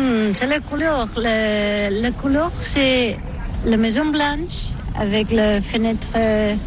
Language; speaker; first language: French; non-native, learner; Catalan